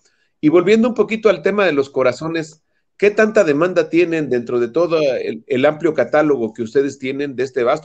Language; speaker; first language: Spanish; native; Spanish